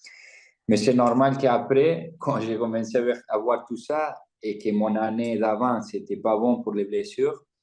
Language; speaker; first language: French; non-native, fluent; Spanish